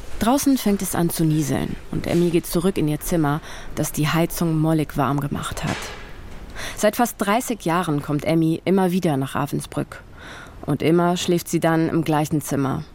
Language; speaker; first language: German; native; German